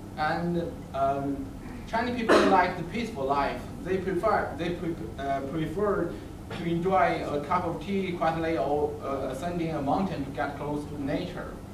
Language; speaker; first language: English; non-native, learner; Chinese